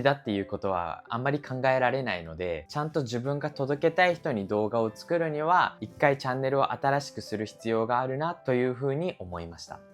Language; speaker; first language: Japanese; native; Japanese